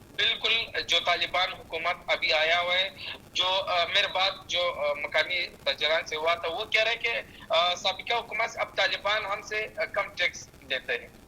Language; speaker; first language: Urdu; non-native, local second language; Pashto